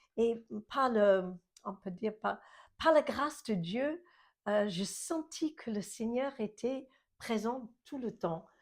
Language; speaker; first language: French; non-native, fluent; English